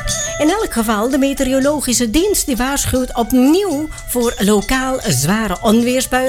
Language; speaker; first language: Dutch; native; Dutch